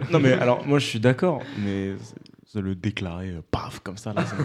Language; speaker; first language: French; native; French